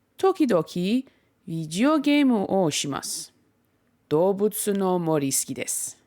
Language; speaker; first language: Japanese; non-native, learner; Turkish